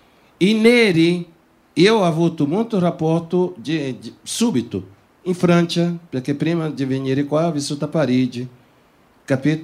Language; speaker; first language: Italian; non-native, fluent; Portuguese